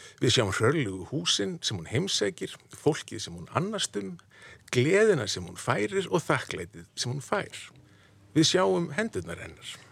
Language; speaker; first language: Icelandic; native; Icelandic